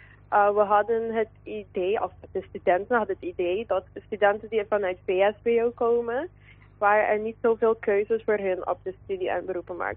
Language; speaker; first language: Dutch; non-native, local second language; Papiamento